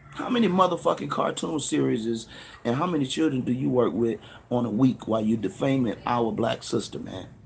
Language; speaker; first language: English; native; English